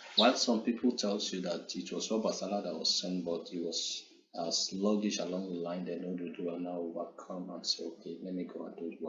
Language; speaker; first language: English; non-native, local second language; Yoruba